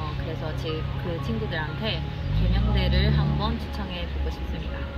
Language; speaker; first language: Korean; non-native, fluent; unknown